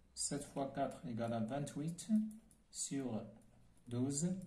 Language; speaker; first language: French; non-native, local second language; Arabic